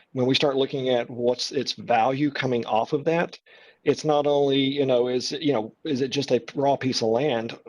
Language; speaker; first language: English; native; English